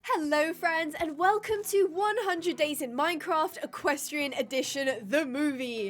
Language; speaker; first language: English; native; English